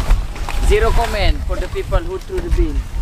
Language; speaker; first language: English; non-native, learner; Indonesian